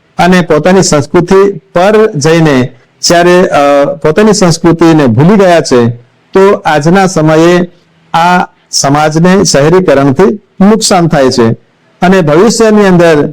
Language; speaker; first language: Gujarati; non-native, local second language; Kukna